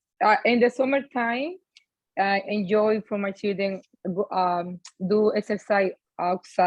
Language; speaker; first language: English; non-native, learner; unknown